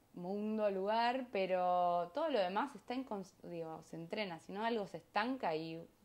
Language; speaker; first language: Spanish; native; Spanish